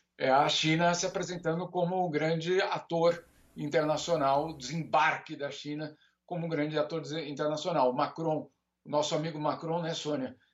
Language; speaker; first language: Portuguese; native; Portuguese